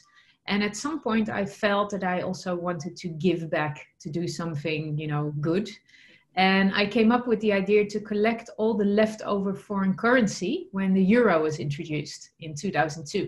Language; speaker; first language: English; non-native, fluent; Dutch